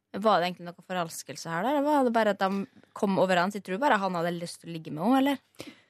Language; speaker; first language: Norwegian; native; Norwegian